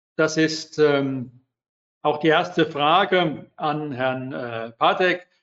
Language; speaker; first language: German; native; German